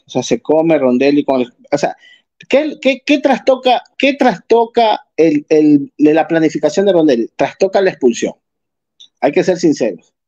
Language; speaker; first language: Spanish; native; Spanish